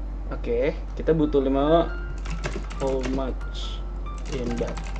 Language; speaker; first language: English; non-native, learner; Indonesian